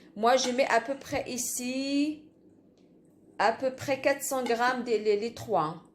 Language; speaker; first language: French; non-native, local second language; Arabic